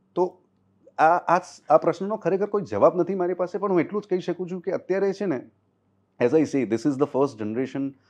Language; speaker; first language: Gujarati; non-native, local second language; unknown